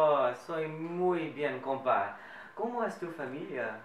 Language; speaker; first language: Spanish; non-native, learner; English